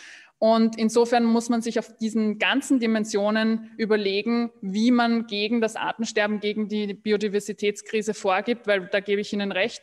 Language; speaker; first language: German; native; German